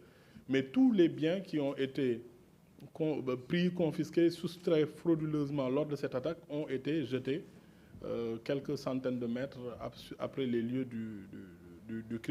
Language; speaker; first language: French; non-native, local second language; Wolof